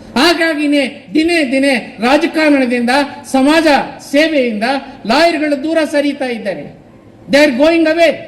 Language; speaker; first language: Kannada; non-native, local second language; Telugu